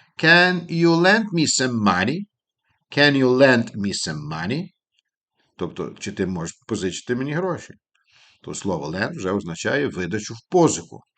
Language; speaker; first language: Ukrainian; native; Ukrainian